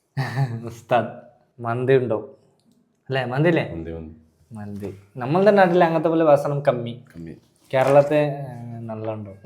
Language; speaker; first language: Malayalam; non-native, learner; Bangla